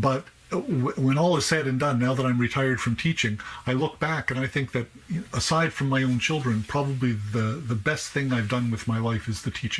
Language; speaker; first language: English; native; English